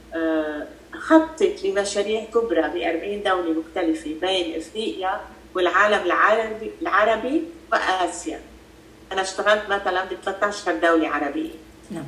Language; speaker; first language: Arabic; native; Arabic